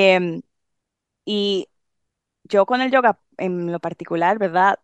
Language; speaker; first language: Spanish; native; Spanish